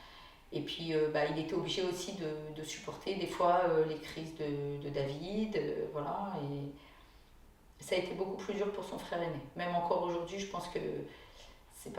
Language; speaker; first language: French; native; French